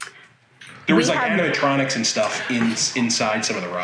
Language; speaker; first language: English; native; English